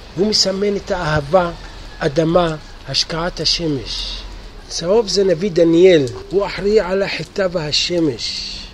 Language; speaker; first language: Hebrew; non-native, local second language; Arabic